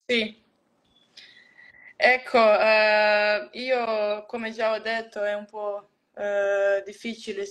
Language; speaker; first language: Italian; non-native, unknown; Croatian